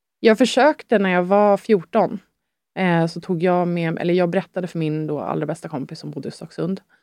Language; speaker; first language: Swedish; native; Swedish